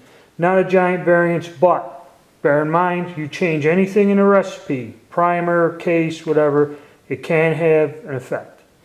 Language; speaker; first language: English; native; English